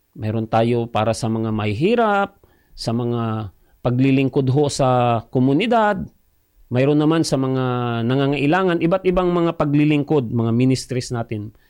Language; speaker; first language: Filipino; non-native, local second language; Cebuano